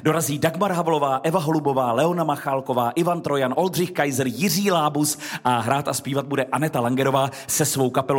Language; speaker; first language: Czech; native; Czech